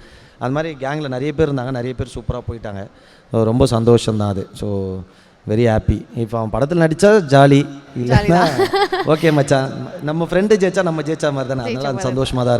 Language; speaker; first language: Tamil; native; Tamil